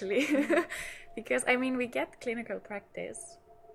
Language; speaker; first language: English; non-native, fluent; Icelandic